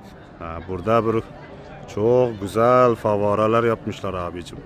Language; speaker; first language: Turkish; non-native, learner; Uzbek